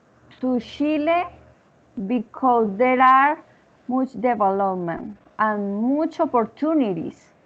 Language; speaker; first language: English; non-native, learner; Spanish